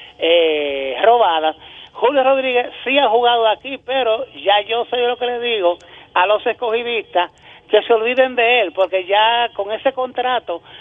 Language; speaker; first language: Spanish; native; Spanish